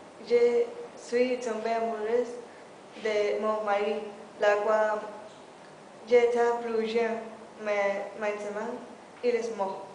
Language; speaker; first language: French; non-native, learner; Spanish